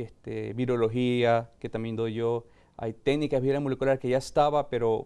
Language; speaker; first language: Spanish; native; Spanish